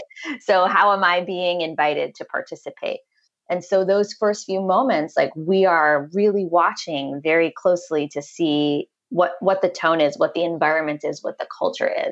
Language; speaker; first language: English; native; English